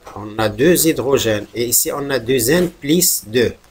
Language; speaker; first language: French; non-native, local second language; Arabic